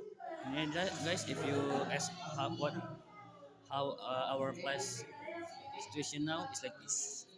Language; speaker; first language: English; non-native, learner; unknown